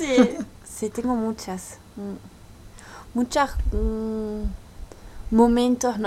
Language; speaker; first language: Spanish; early bilingual, heritage; French